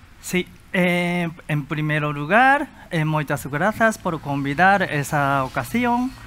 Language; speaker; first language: Galician; non-native, learner; Japanese